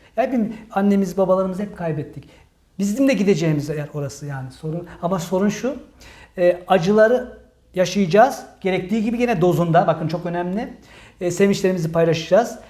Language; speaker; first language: Turkish; early bilingual, heritage; Turkish